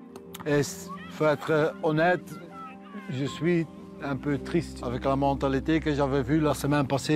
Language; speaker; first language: French; non-native, local second language; Dutch